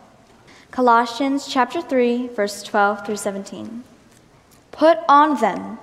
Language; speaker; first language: English; native; English